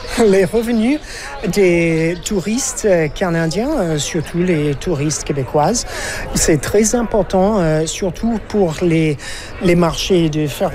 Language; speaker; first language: French; non-native, learner; English